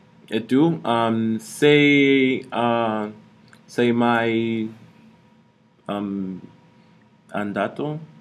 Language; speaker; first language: Italian; non-native, learner; English